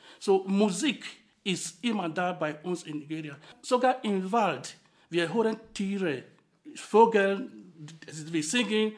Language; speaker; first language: German; non-native, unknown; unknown